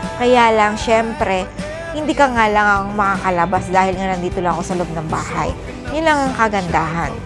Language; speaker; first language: Filipino; native; Filipino